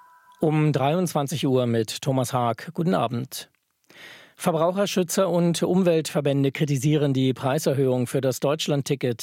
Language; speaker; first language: German; native; German